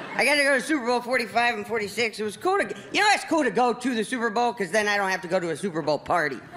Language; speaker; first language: English; native; English